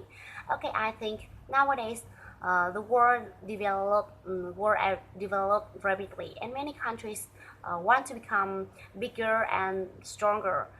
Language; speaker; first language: English; non-native, learner; Vietnamese